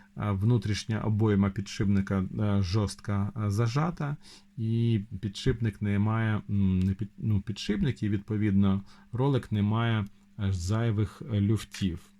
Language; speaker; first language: Ukrainian; non-native, local second language; Russian